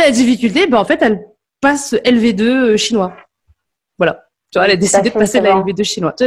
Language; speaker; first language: French; native; French